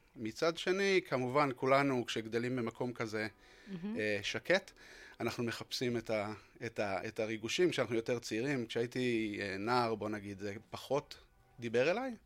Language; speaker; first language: Hebrew; native; Hebrew